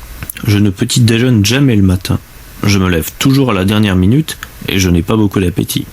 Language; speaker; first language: French; native; French